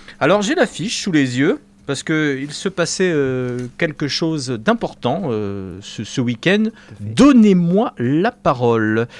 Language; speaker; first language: French; native; French